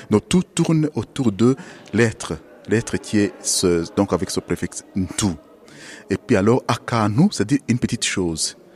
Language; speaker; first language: French; non-native, local second language; Kinyarwanda